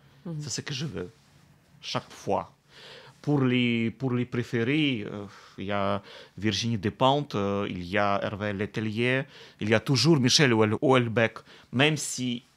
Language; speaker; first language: French; non-native, fluent; Russian